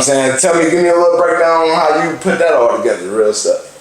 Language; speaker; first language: English; native; English